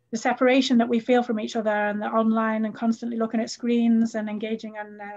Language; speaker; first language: English; native; English